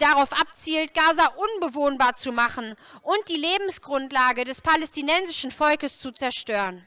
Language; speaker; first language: German; native; German